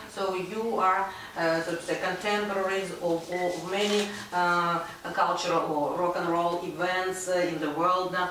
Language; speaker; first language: English; non-native, fluent; Russian